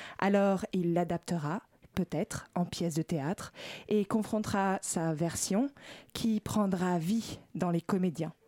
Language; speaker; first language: French; native; French